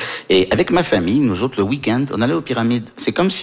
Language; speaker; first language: French; early bilingual, heritage; French